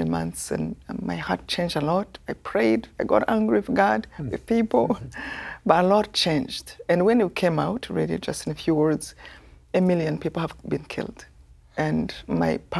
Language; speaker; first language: English; non-native, local second language; Kinyarwanda